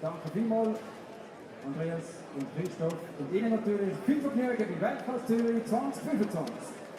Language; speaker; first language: German; native; German